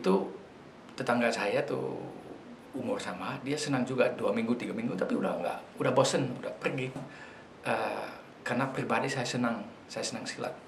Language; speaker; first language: Indonesian; non-native, fluent; Dutch